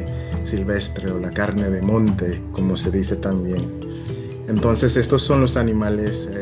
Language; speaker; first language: Spanish; non-native, fluent; English